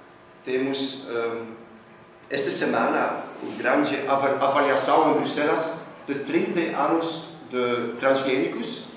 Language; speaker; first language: Portuguese; non-native, fluent; Dutch